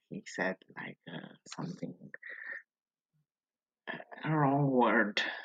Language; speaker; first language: English; non-native, learner; Italian